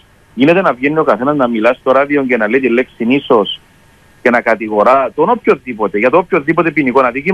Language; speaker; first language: Greek; native; Greek